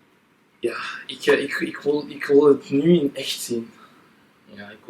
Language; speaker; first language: Dutch; non-native, local second language; French